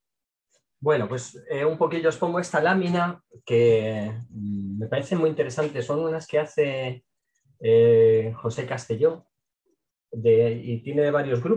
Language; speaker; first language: Spanish; native; Spanish